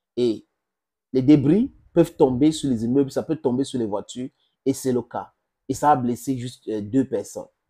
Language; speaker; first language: French; non-native, local second language; English